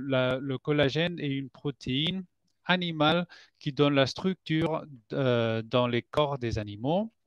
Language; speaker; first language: French; non-native, fluent; Spanish